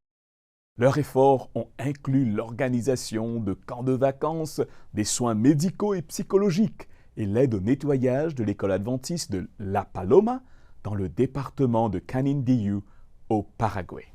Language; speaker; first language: French; native; French